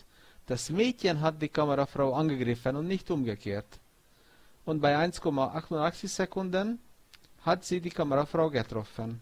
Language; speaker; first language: German; non-native, fluent; Hungarian